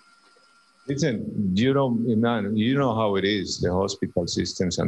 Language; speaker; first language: English; non-native, fluent; Spanish